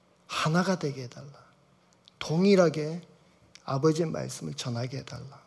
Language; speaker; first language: Korean; native; Korean